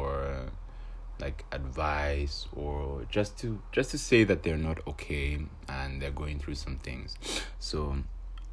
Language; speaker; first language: English; non-native, local second language; Bemba